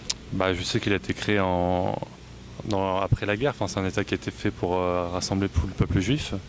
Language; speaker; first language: French; native; French